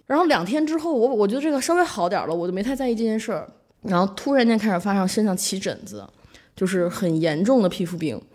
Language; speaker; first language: Chinese; native; Chinese